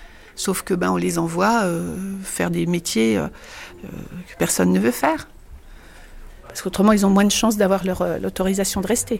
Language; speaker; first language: French; native; French